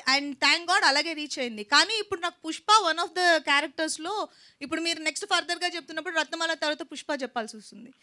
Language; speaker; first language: Telugu; native; Telugu